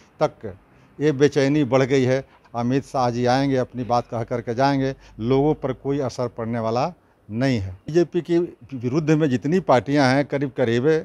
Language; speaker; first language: Hindi; native; Hindi